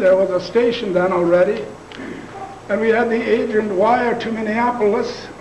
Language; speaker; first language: English; non-native, local second language; Plautdietsch